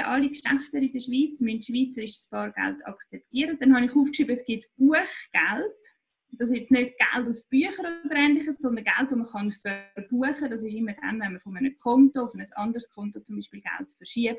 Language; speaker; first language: German; native; German